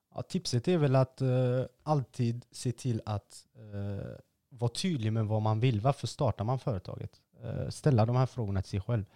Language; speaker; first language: Swedish; early bilingual, other home language; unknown